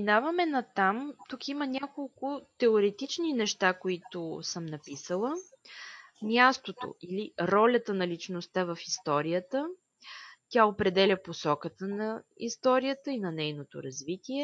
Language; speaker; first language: Bulgarian; native; Bulgarian